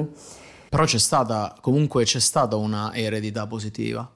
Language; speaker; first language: Italian; native; Italian